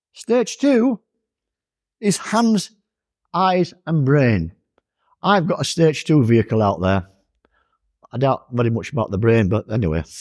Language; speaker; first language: English; native; English